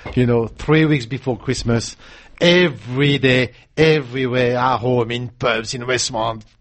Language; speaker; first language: English; non-native, fluent; French